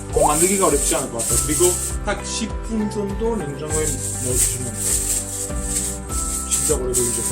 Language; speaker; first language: Korean; non-native, fluent; Italian